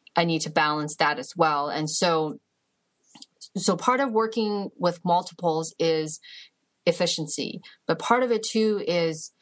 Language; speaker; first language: English; early bilingual, other home language; Chinese